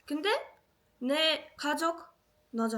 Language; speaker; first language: Korean; non-native, fluent; Russian